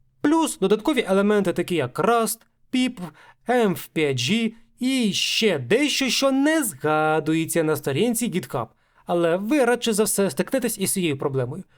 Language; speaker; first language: Ukrainian; native; Ukrainian